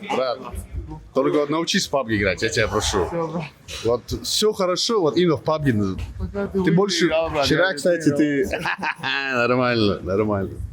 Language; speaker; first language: Russian; non-native, local second language; Chechen